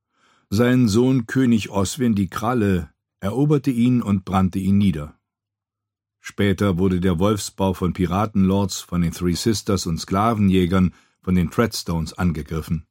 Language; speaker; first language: German; native; German